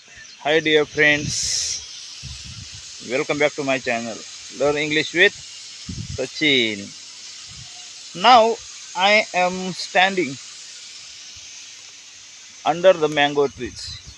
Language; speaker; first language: English; non-native, learner; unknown